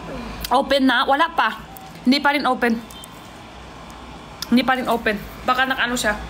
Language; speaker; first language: Filipino; non-native, learner; Chinese